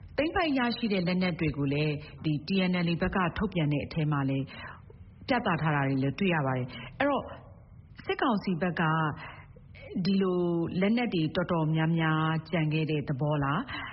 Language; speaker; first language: Burmese; native; Burmese